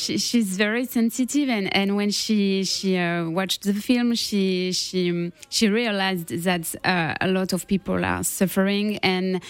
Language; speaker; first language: English; non-native, learner; French